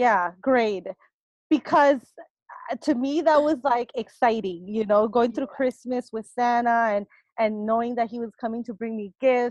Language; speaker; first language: English; early bilingual, other home language; Spanish